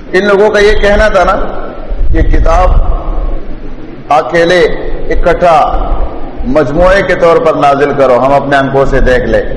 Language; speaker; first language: Urdu; non-native, local second language; Pashto